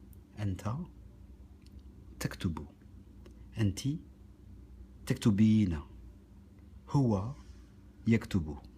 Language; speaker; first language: Arabic; non-native, fluent; French